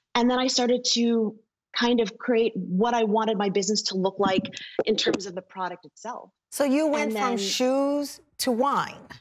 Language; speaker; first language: English; native; English